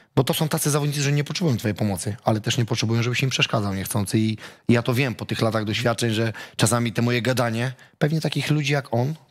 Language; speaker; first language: Polish; native; Polish